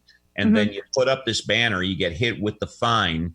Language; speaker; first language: English; native; English